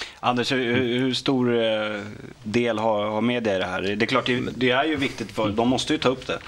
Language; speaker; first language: Swedish; native; Swedish